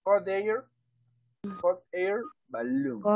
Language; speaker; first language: English; non-native, learner; Spanish